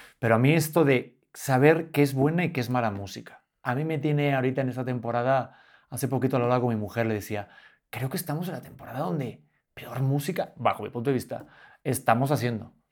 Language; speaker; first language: Spanish; native; Spanish